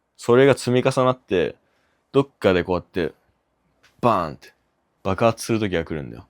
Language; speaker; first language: Japanese; native; Japanese